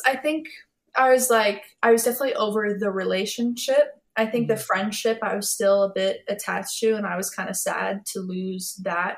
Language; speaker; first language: English; native; English